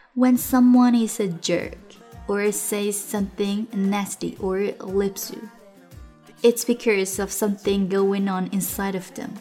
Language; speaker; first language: English; non-native, fluent; Chinese